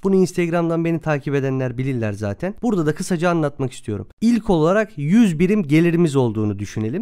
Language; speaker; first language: Turkish; native; Turkish